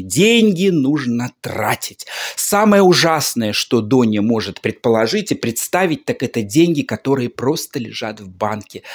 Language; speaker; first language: Russian; native; Russian